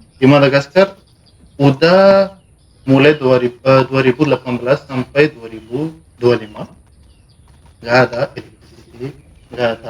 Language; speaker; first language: Indonesian; non-native, learner; Malagasy